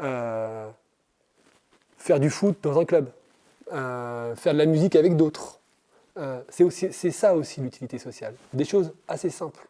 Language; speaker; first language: French; native; French